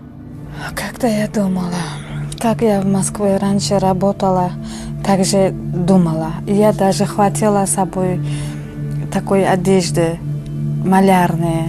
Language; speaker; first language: Russian; non-native, learner; Uzbek